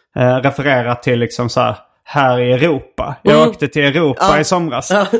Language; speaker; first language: Swedish; native; Swedish